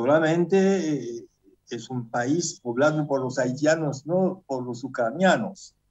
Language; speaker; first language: Spanish; non-native, fluent; Haitian Creole